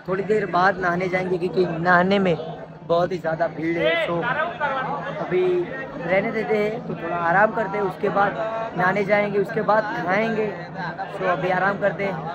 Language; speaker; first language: Hindi; non-native, local second language; Gujarati